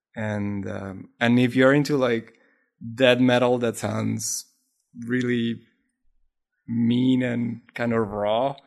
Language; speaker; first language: English; non-native, fluent; Spanish